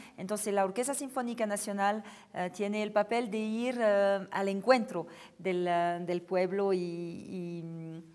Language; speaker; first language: Spanish; non-native, fluent; French